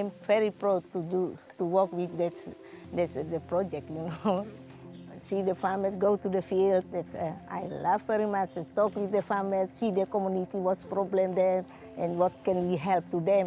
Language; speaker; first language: English; non-native, learner; Indonesian